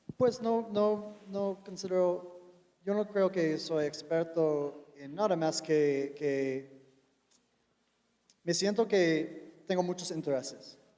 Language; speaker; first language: Spanish; non-native, fluent; English